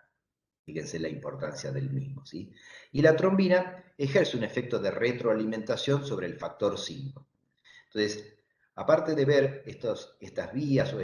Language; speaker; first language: Spanish; native; Spanish